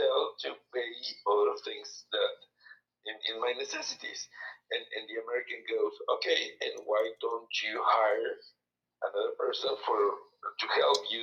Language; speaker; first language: English; non-native, fluent; Spanish